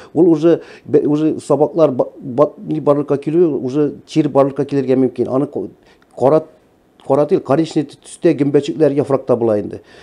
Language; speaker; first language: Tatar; native; Tatar